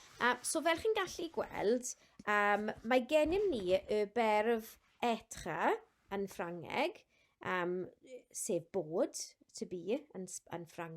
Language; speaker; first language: Welsh; non-native, local second language; English